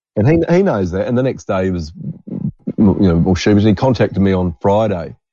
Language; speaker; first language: English; native; English